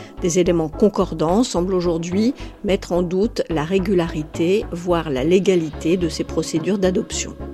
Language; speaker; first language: French; native; French